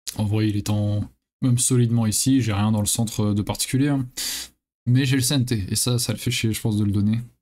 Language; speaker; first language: French; native; French